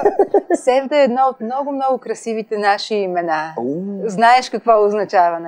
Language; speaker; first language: Bulgarian; native; Bulgarian